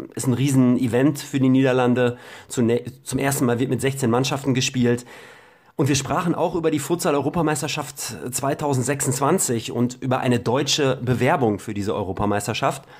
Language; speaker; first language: German; native; German